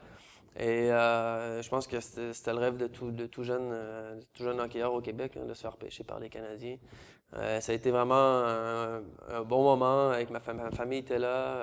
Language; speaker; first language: French; native; French